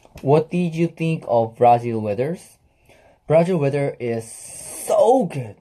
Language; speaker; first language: English; non-native, learner; Korean